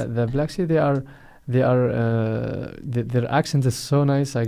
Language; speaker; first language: English; non-native, fluent; Arabic